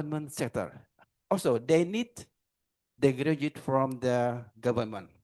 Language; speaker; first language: English; non-native, learner; Indonesian